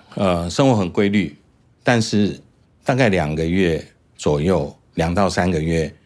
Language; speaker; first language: Chinese; native; Chinese